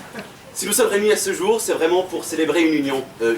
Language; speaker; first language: French; native; French